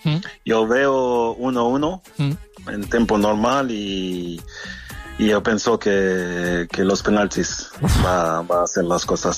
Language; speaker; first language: Spanish; non-native, fluent; French